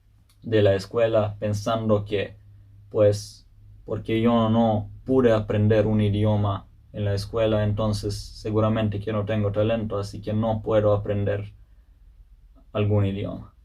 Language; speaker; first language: Spanish; non-native, fluent; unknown